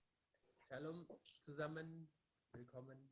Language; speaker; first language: German; non-native, fluent; Indonesian